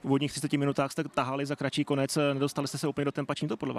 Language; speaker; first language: Czech; native; Czech